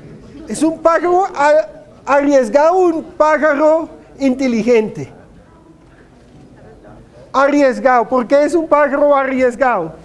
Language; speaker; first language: Spanish; non-native, fluent; Dutch